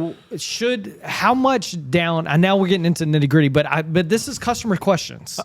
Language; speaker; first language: English; native; English